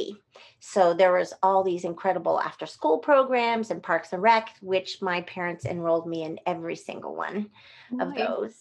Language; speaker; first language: English; native; English